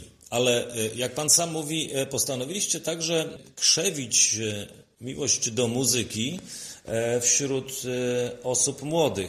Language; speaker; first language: Polish; native; Polish